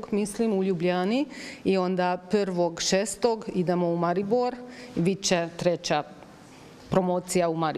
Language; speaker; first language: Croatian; non-native, fluent; Hungarian